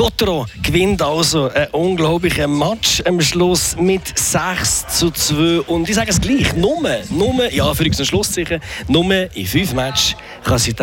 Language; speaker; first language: German; native; German